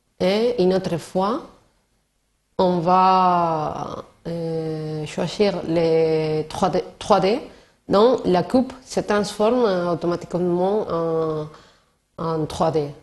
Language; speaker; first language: French; non-native, learner; Spanish